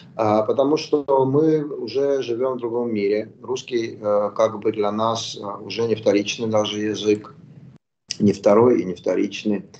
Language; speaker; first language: Russian; non-native, local second language; Georgian